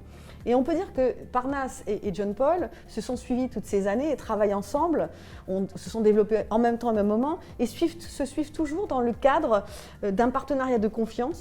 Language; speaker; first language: French; native; French